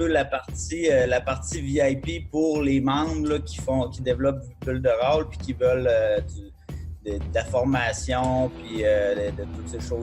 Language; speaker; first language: French; native; French